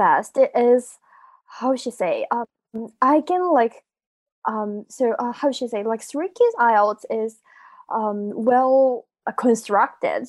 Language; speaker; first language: English; non-native, fluent; Japanese